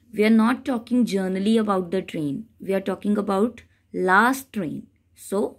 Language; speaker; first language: Hindi; native; Hindi